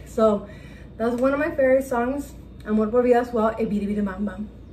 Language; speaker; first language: English; early bilingual, other home language; Spanish